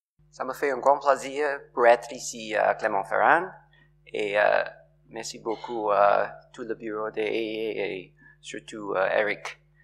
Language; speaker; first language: French; non-native, learner; English